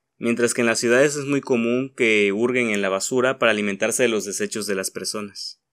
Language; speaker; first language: Spanish; native; Spanish